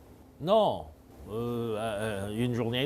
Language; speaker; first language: French; non-native, fluent; Chinese